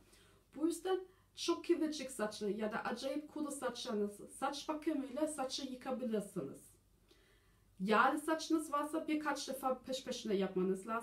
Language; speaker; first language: Turkish; early bilingual, heritage; German